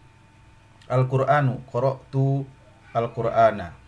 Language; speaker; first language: Arabic; non-native, fluent; Indonesian